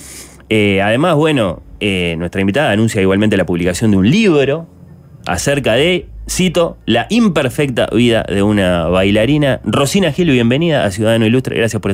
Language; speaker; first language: Spanish; native; Spanish